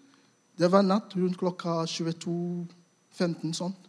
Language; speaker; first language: Norwegian; non-native, fluent; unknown